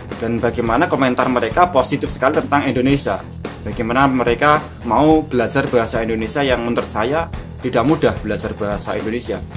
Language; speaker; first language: Indonesian; native; Indonesian